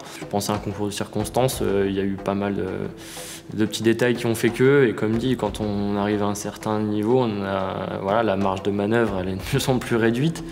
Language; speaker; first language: French; native; French